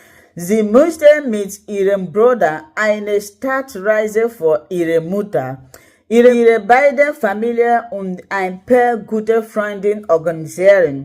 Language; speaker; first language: German; non-native, learner; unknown